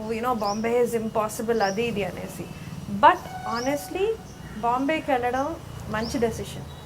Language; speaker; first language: Telugu; native; Telugu